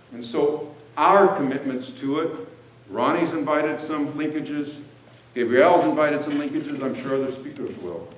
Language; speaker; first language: English; native; English